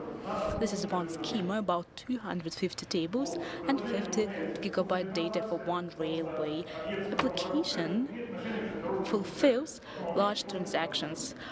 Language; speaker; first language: English; non-native, fluent; Russian